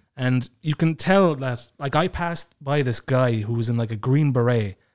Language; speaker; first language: English; native; English